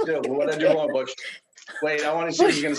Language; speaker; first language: English; native; English